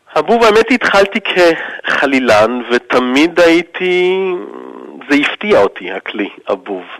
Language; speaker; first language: Hebrew; early bilingual, heritage; Hebrew